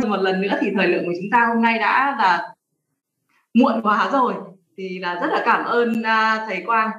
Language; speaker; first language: Vietnamese; native; Vietnamese